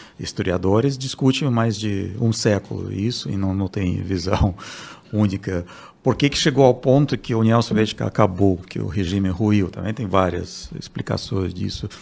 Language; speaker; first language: Portuguese; non-native, fluent; Russian